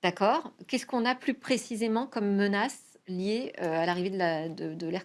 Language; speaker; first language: French; native; French